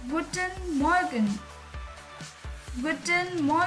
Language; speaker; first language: German; non-native, learner; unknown